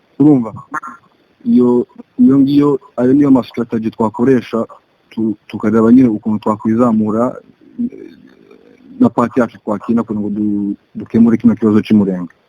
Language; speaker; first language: Kinyarwanda; native; Kinyarwanda